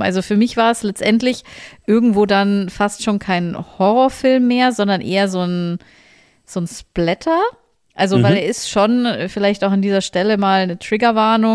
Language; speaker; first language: German; native; German